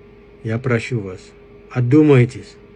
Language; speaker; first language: Russian; non-native, fluent; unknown